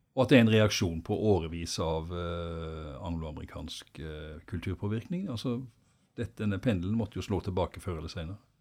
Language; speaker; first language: Norwegian; native; Norwegian